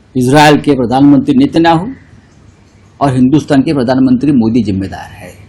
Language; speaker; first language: Hindi; non-native, local second language; Marathi